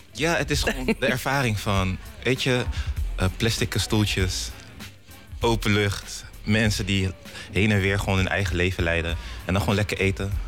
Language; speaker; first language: Dutch; early bilingual, other home language; Lingala